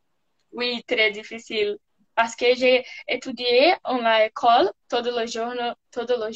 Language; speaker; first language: French; non-native, learner; Portuguese